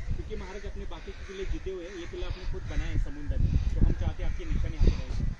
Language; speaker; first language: Hindi; non-native, local second language; Marathi